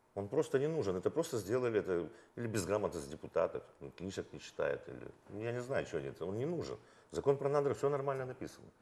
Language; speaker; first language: Russian; non-native, local second language; Ukrainian